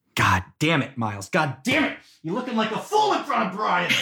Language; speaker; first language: English; native; English